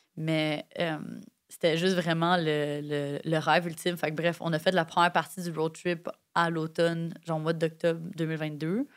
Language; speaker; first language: French; native; French